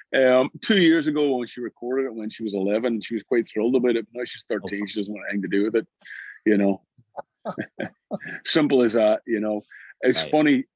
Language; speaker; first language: English; native; English